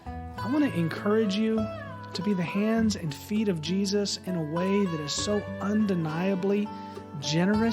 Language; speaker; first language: English; native; English